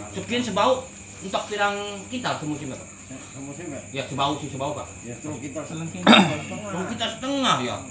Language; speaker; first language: Indonesian; non-native, local second language; Javanese